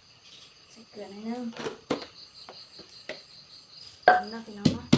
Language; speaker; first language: Thai; non-native, local second language; Lao